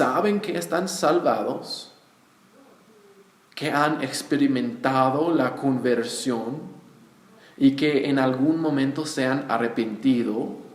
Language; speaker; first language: Spanish; non-native, fluent; English